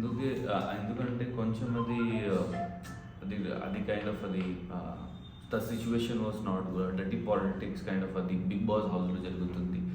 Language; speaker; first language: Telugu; non-native, learner; Hindi